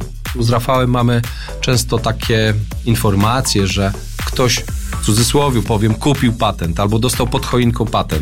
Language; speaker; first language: Polish; native; Polish